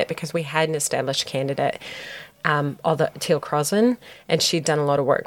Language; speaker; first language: English; native; English